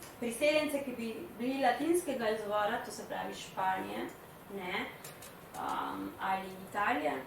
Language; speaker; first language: Slovenian; early bilingual, heritage; Spanish